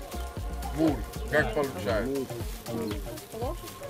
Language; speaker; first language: Russian; non-native, learner; Greek